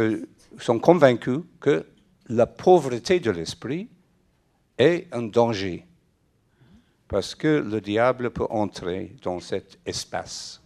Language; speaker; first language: French; non-native, fluent; English